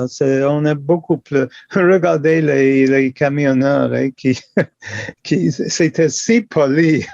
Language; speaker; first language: French; non-native, local second language; English